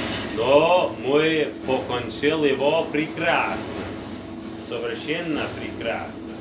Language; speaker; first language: Russian; non-native, learner; English